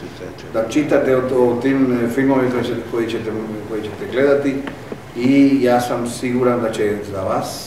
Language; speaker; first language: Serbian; non-native, fluent; Spanish